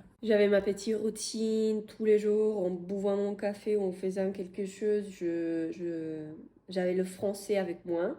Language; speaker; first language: French; non-native, fluent; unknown